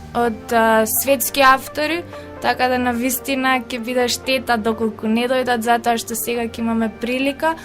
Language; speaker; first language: Macedonian; native; Macedonian